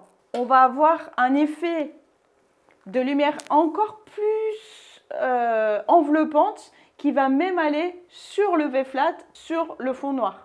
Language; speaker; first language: French; native; French